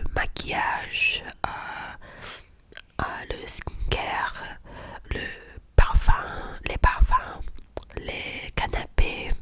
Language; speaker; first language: French; non-native, learner; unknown